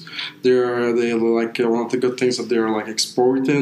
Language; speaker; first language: English; non-native, fluent; Persian